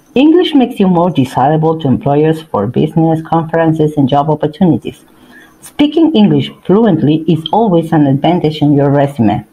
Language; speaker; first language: English; non-native, fluent; Spanish